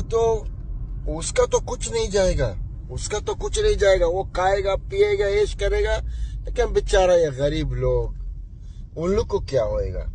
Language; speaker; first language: Hindi; non-native, learner; Arabic